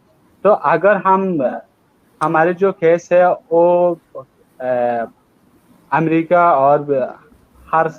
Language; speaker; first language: Hindi; non-native, learner; Rohingya